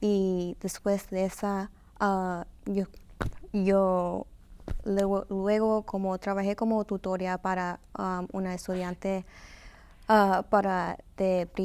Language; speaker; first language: Spanish; early bilingual, heritage; Spanish